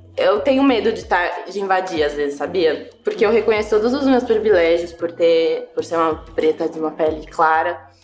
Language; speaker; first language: Portuguese; early bilingual, other home language; German